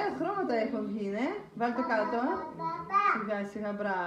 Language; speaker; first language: Greek; non-native, fluent; Russian